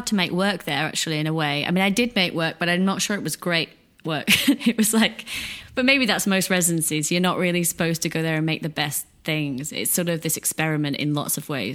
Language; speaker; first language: English; native; English